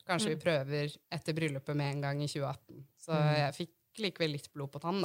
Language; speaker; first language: Norwegian; native; Norwegian